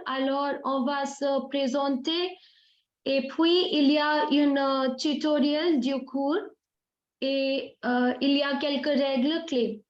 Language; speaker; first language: French; non-native, fluent; Hindi